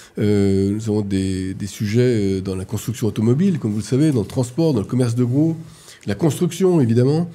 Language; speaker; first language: French; native; French